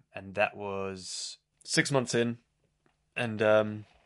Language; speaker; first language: English; native; English